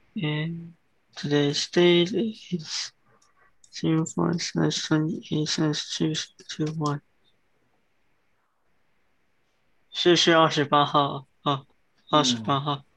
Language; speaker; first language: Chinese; early bilingual, heritage; Chinese